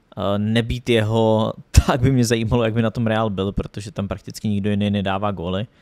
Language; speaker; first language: Czech; native; Czech